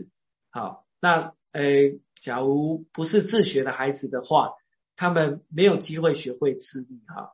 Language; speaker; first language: Chinese; native; Chinese